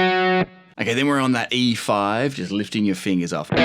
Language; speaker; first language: English; native; English